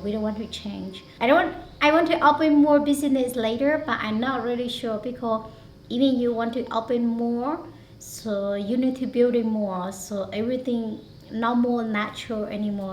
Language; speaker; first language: English; non-native, learner; Hmong